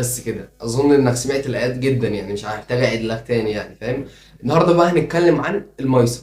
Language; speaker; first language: Arabic; native; Arabic